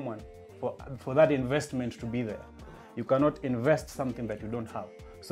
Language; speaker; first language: English; non-native, local second language; Luo (Kenya and Tanzania)